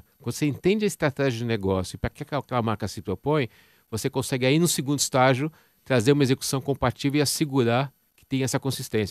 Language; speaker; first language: Portuguese; native; Portuguese